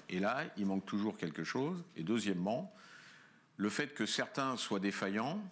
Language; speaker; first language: French; native; French